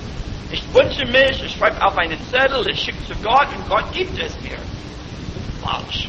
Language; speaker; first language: German; non-native, fluent; English